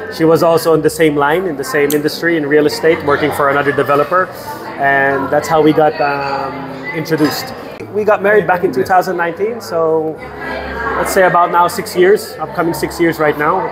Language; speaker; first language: English; non-native, local second language; Filipino